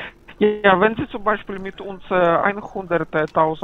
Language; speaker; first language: German; non-native, fluent; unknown